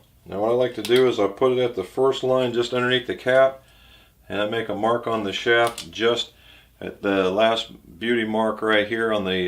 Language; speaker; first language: English; native; English